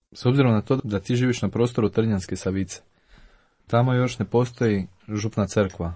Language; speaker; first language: Croatian; native; Croatian